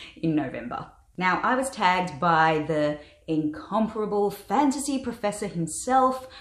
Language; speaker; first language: English; native; English